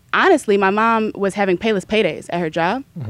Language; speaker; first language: English; native; English